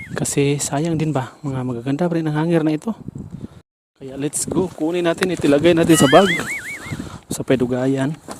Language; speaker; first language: Filipino; non-native, local second language; Cebuano